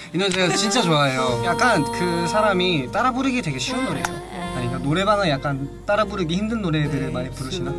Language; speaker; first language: Korean; native; Korean